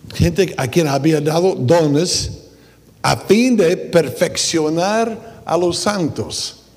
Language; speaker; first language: Spanish; non-native, fluent; English